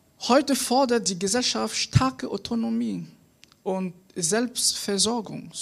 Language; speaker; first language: German; non-native, fluent; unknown